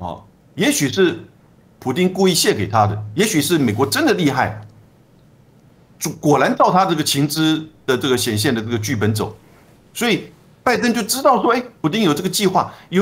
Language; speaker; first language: Chinese; native; Chinese